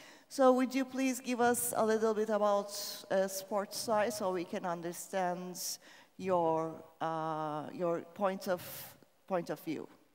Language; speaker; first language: English; non-native, fluent; Turkish